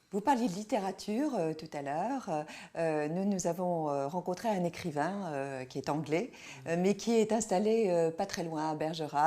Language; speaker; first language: French; native; French